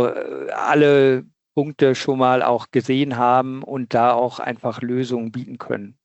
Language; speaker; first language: German; native; German